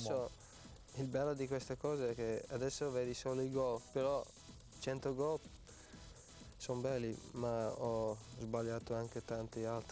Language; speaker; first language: Italian; non-native, fluent; Dutch